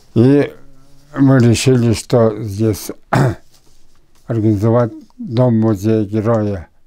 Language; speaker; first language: Russian; non-native, local second language; Buriat